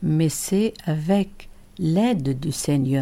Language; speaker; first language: French; non-native, local second language; Arabic